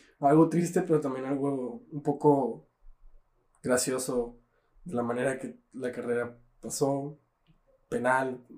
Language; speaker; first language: Spanish; native; Spanish